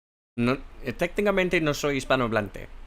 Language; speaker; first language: Spanish; non-native, fluent; English